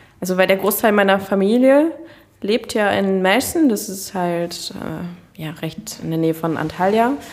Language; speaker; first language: German; early bilingual, other home language; Turkish